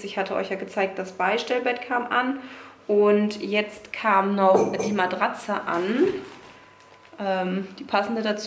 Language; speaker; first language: German; native; German